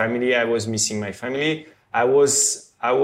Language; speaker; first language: English; non-native, fluent; French